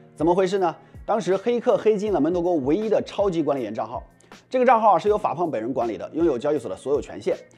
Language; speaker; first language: Chinese; native; Chinese